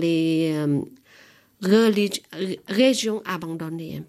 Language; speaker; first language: French; non-native, fluent; Vietnamese